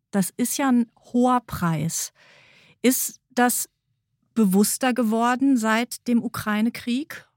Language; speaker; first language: German; native; German